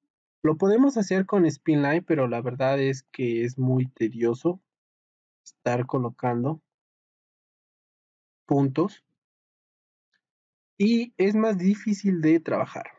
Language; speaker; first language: Spanish; native; Spanish